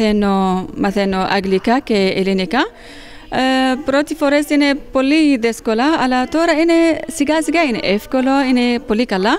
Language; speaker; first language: Greek; non-native, learner; Arabic